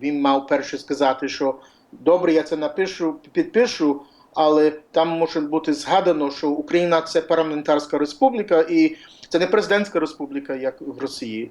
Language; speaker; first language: Ukrainian; early bilingual, heritage; Ukrainian